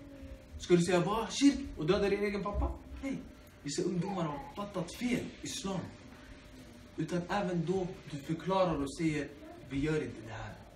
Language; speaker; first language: Swedish; early bilingual, other home language; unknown